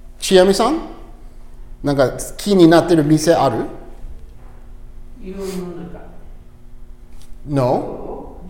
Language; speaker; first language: Japanese; non-native, learner; English